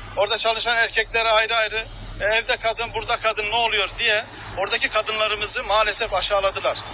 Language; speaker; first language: Turkish; native; Turkish